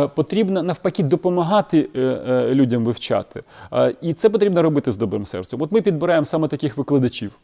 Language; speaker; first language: Ukrainian; non-native, local second language; Russian